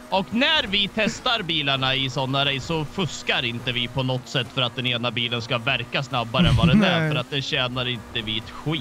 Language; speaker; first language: Swedish; native; Swedish